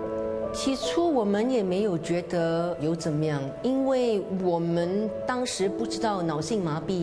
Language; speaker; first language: Chinese; native; Chinese